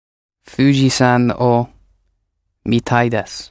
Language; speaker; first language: Japanese; non-native, learner; English